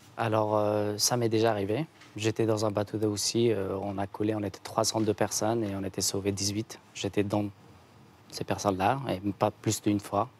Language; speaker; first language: French; non-native, fluent; Persian